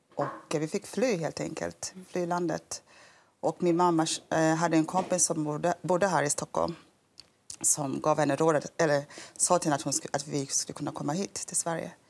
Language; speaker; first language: Swedish; early bilingual, other home language; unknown